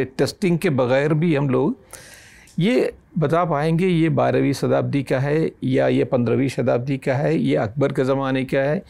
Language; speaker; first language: Hindi; non-native, local second language; Malayalam